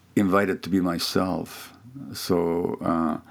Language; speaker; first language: English; non-native, fluent; Hungarian